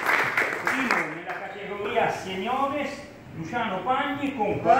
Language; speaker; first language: Italian; native; Italian